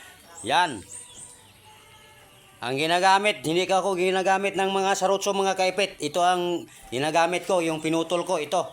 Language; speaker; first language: Filipino; non-native, local second language; Cebuano